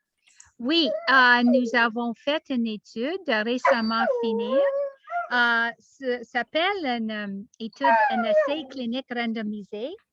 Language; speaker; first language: French; non-native, learner; English